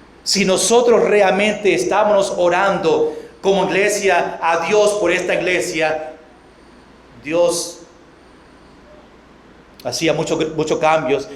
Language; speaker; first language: Spanish; non-native, fluent; English